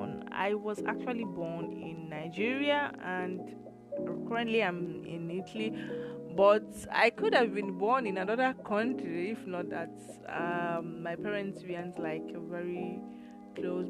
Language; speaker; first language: English; non-native, local second language; Igbo